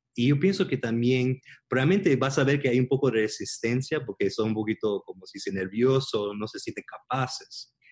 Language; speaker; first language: Spanish; early bilingual, heritage; Spanish